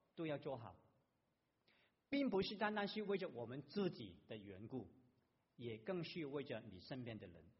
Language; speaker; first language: Chinese; non-native, local second language; Cantonese